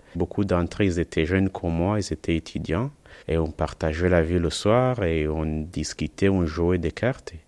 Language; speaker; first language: French; non-native, local second language; Kinyarwanda